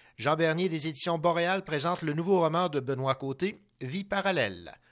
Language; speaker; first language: French; native; French